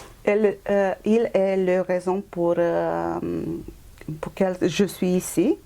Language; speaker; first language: French; non-native, fluent; Romanian